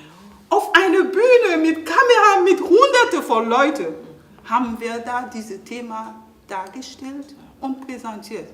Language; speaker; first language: German; non-native, fluent; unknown